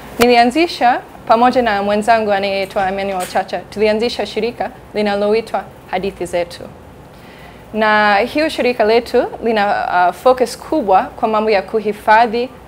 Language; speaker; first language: Swahili; non-native, fluent; English